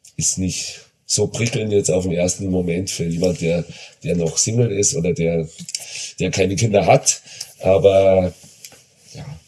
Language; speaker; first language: German; native; German